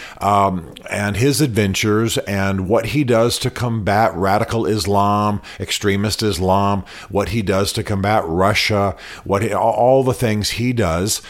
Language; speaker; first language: English; native; English